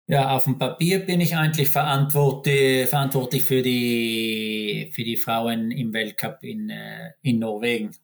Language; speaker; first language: German; native; German